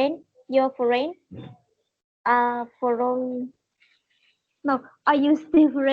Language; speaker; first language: English; non-native, learner; Vietnamese